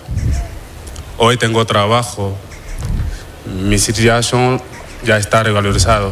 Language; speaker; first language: Spanish; non-native, fluent; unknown